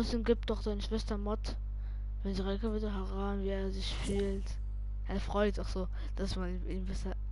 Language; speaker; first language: German; native; German